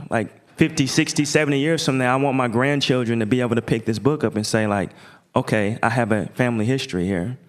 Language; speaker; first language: English; native; English